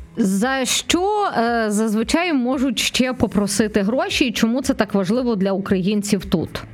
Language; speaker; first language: Ukrainian; native; Ukrainian